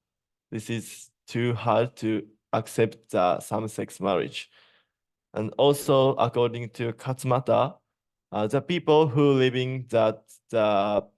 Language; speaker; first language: English; non-native, learner; Japanese